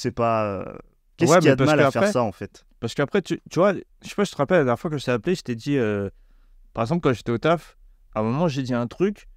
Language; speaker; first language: French; native; French